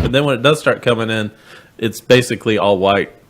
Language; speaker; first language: English; native; English